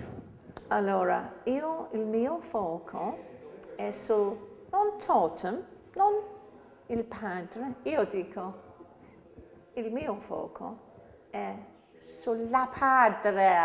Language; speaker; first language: Italian; non-native, fluent; English